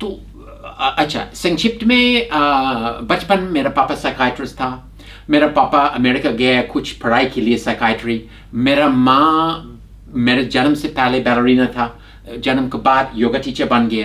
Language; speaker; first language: Hindi; non-native, fluent; English